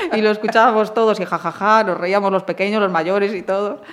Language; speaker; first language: Spanish; native; Spanish